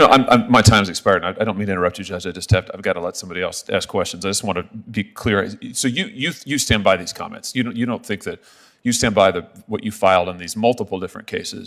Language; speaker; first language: English; native; English